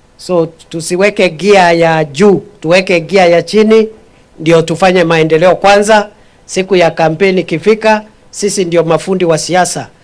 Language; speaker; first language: Swahili; non-native, local second language; Meru